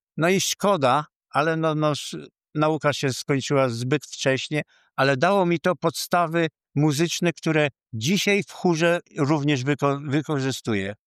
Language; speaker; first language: Polish; native; Polish